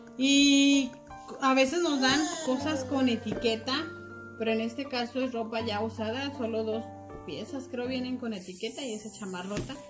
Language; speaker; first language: Spanish; native; Spanish